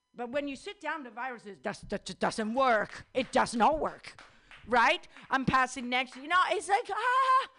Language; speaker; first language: English; non-native, fluent; Italian